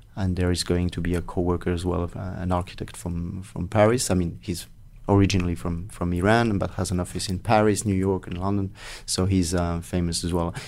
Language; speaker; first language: English; non-native, fluent; French